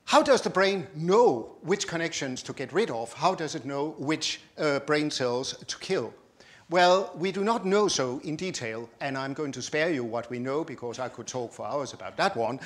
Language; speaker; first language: English; non-native, fluent; Danish